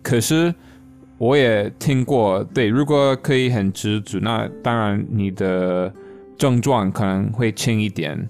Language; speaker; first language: Chinese; non-native, fluent; English